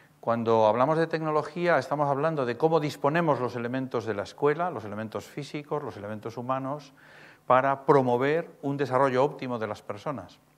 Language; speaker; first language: Spanish; native; Spanish